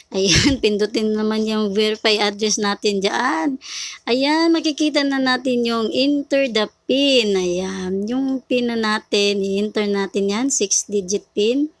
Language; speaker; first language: Filipino; native; Filipino